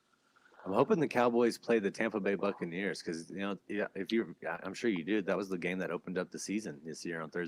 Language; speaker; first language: English; native; English